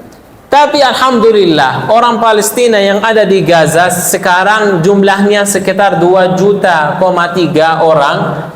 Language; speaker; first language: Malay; non-native, fluent; Arabic